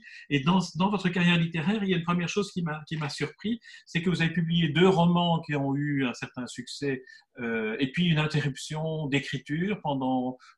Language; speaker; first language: French; native; French